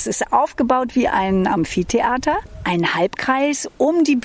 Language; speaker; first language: German; native; German